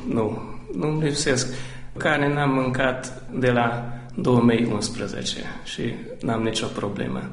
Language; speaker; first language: Romanian; non-native, local second language; Hungarian